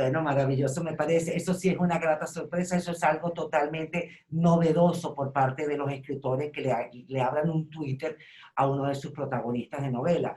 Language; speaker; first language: Spanish; native; Spanish